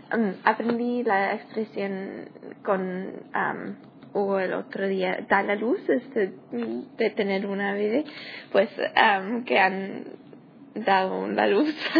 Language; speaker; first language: Spanish; non-native, learner; English